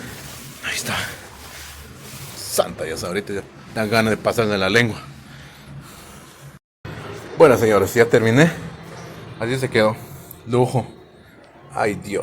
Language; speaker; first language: Spanish; non-native, local second language; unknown